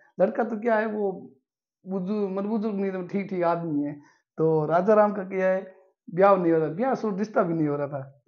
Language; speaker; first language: Hindi; native; Hindi